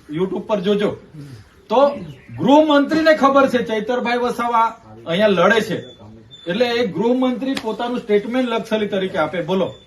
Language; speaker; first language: Gujarati; non-native, local second language; Vasavi